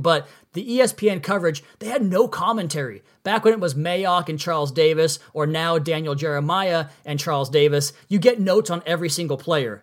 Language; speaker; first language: English; native; English